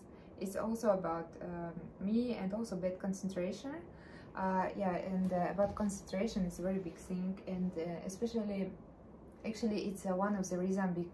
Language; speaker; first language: English; non-native, learner; Russian